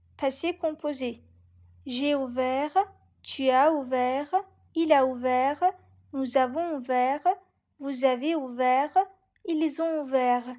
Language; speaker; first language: French; non-native, learner; Turkish